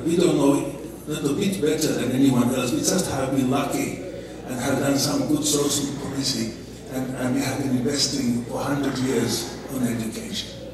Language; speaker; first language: English; non-native, fluent; Finnish